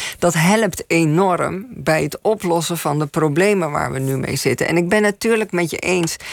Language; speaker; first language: Dutch; native; Dutch